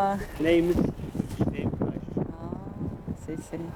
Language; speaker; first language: English; non-native, learner; Turkish